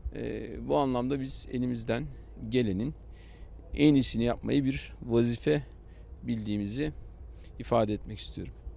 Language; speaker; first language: Turkish; native; Turkish